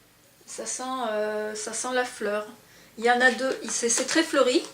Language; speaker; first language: French; native; French